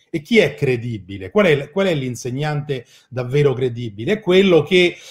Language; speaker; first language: Italian; native; Italian